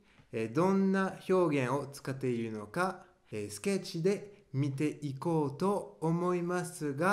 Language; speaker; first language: Japanese; non-native, fluent; French